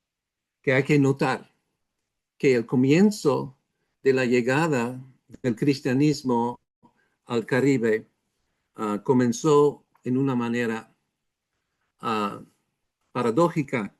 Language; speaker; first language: Spanish; non-native, fluent; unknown